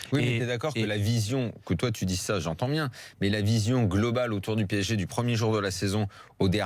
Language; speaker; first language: French; native; French